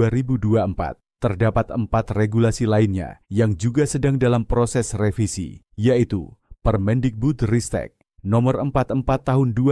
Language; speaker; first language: Indonesian; native; Indonesian